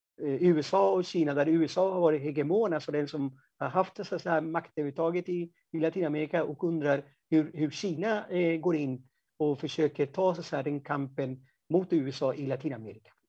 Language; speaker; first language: Swedish; non-native, fluent; Spanish